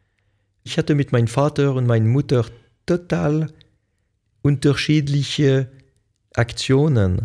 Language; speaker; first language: German; non-native, local second language; French